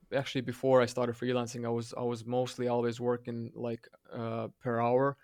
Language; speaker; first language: English; non-native, fluent; Latvian